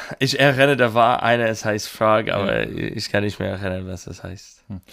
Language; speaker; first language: German; non-native, learner; English